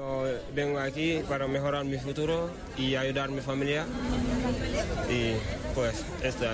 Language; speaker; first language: Spanish; non-native, learner; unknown